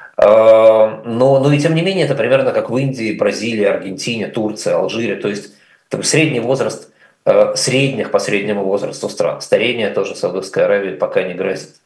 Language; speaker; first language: Russian; native; Russian